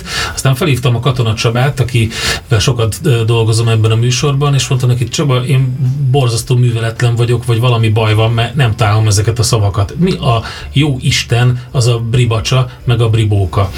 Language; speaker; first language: Hungarian; native; Hungarian